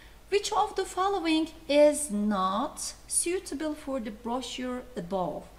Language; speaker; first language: English; non-native, fluent; Turkish